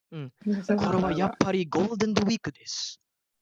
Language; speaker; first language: Japanese; non-native, learner; Malay